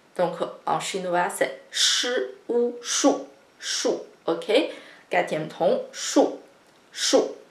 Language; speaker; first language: French; non-native, fluent; Chinese